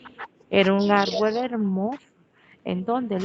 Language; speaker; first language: Spanish; native; Spanish